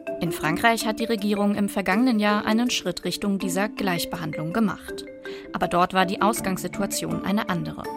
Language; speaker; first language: German; native; German